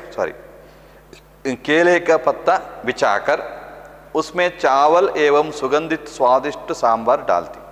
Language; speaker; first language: Hindi; non-native, local second language; Kannada